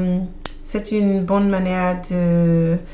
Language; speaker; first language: French; non-native, learner; English